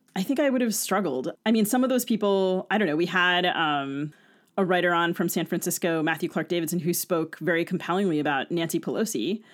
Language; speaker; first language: English; native; English